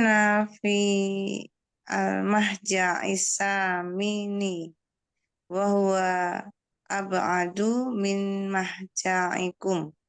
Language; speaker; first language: Arabic; non-native, learner; Indonesian